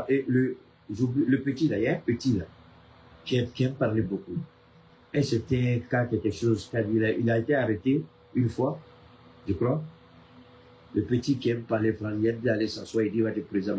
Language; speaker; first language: French; native; French